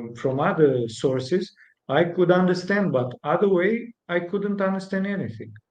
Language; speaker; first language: English; non-native, fluent; Romanian